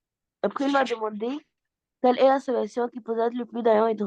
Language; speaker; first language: French; non-native, learner; Arabic